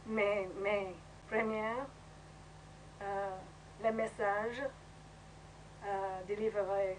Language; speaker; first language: French; non-native, learner; English